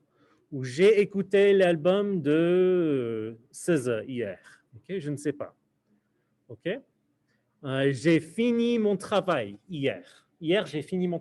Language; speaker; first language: French; non-native, fluent; English